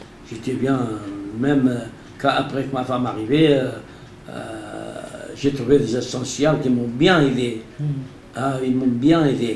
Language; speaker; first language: French; non-native, learner; Portuguese